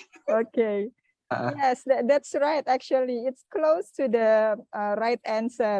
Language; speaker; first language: English; non-native, fluent; Indonesian